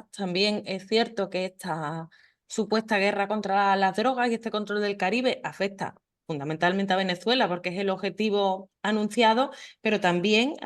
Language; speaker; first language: Spanish; native; Spanish